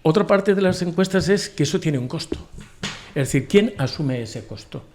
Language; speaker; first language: Spanish; non-native, local second language; Catalan